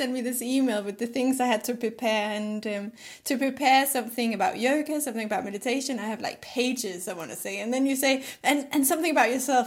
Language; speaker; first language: English; non-native, fluent; Danish